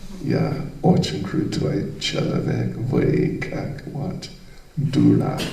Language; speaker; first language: Russian; non-native, learner; English